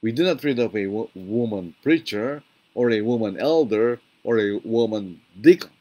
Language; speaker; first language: English; non-native, local second language; Filipino